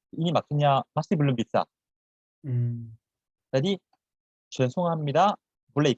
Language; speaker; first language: Indonesian; non-native, fluent; Korean